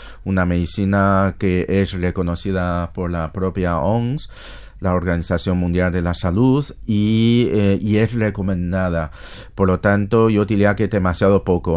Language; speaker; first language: Spanish; non-native, fluent; Chinese